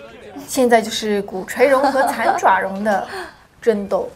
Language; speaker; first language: Chinese; native; Chinese